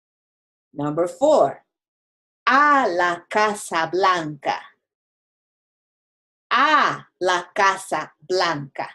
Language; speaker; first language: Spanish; non-native, fluent; English